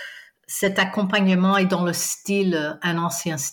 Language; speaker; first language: French; non-native, fluent; English